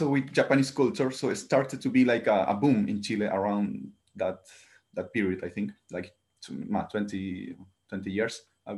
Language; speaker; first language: English; non-native, learner; Spanish